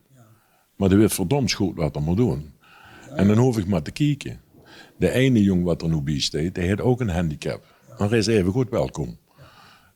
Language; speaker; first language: Dutch; native; Dutch